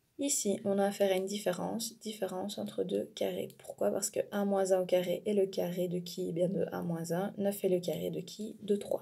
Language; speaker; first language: French; native; French